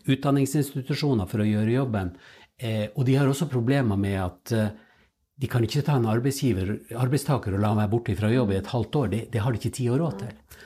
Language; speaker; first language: Norwegian; native; Norwegian